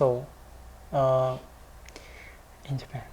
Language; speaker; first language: English; non-native, learner; Japanese